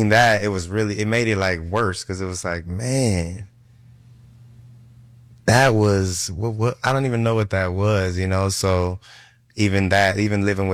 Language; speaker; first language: English; native; English